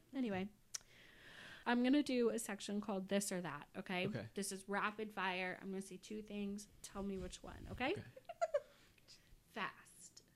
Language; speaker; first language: English; native; English